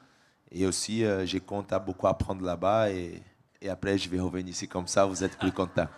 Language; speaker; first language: French; non-native, fluent; Portuguese